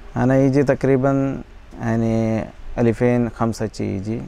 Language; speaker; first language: Arabic; non-native, learner; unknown